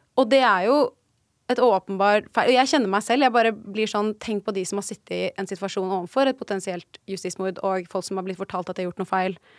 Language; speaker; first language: Norwegian; native; Norwegian